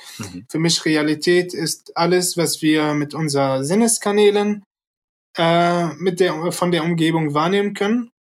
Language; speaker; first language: German; early bilingual, other home language; Arabic